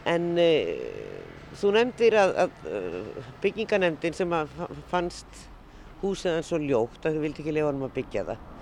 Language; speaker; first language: Icelandic; native; Icelandic